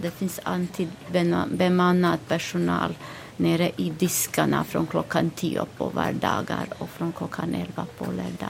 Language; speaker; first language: Swedish; non-native, fluent; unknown